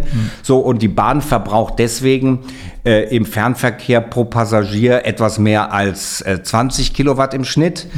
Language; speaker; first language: German; native; German